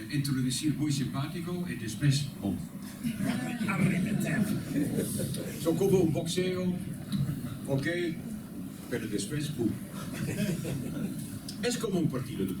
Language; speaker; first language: Spanish; non-native, learner; Dutch